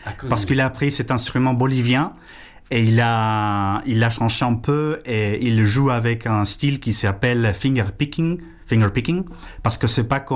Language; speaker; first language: French; non-native, fluent; Spanish